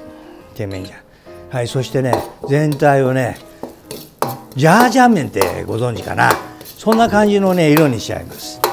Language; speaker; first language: Japanese; native; Japanese